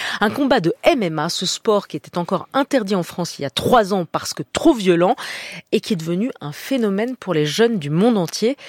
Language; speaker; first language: French; native; French